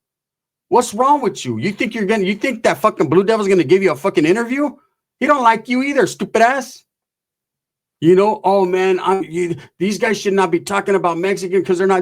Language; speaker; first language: English; native; English